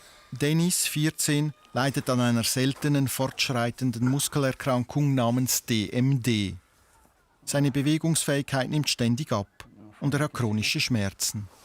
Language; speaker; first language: German; native; German